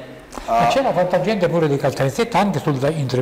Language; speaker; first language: Italian; native; Italian